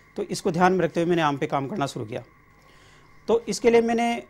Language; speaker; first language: Hindi; native; Hindi